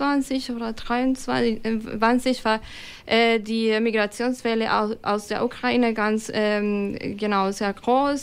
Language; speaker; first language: German; non-native, fluent; Spanish